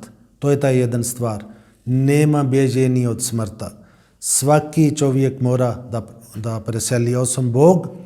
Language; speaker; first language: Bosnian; non-native, learner; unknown